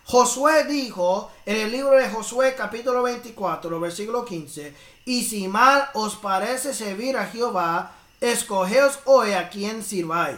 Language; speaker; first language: Spanish; early bilingual, heritage; English